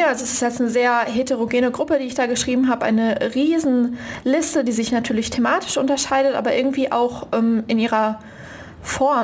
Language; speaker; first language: German; native; German